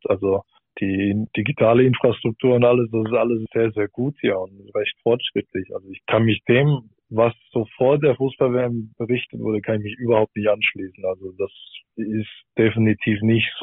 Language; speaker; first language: German; native; German